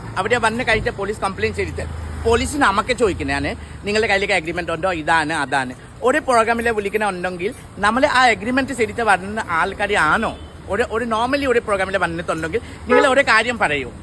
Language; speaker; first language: Malayalam; non-native, fluent; Assamese